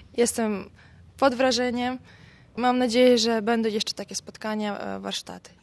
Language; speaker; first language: Polish; native; Polish